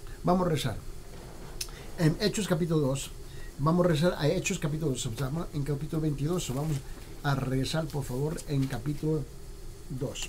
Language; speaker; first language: Spanish; early bilingual, heritage; Spanish